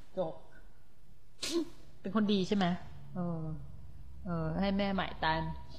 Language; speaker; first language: Thai; native; Thai